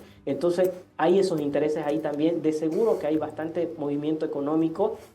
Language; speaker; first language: Spanish; native; Spanish